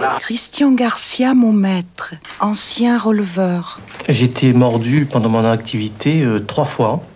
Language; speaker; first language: French; native; French